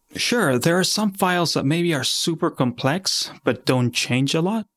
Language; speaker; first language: English; non-native, fluent; Spanish